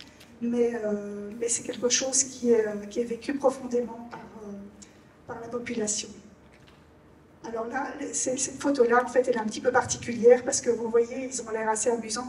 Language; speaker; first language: French; non-native, fluent; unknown